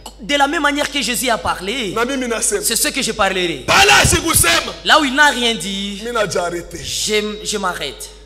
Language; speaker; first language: French; non-native, local second language; Swahili